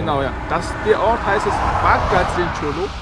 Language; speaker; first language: German; non-native, learner; Mongolian